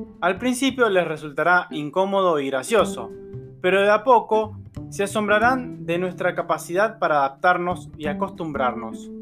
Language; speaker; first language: Spanish; native; Spanish